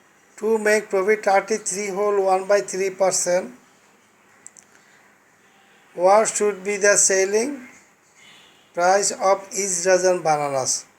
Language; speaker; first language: English; non-native, fluent; Bangla